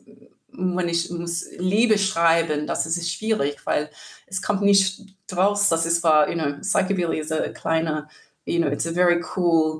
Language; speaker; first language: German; non-native, learner; English